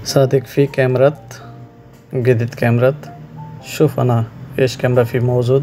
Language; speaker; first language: Arabic; non-native, learner; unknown